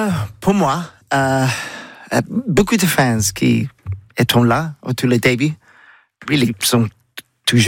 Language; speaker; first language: French; non-native, learner; English